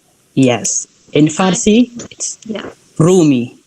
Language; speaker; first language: English; non-native, learner; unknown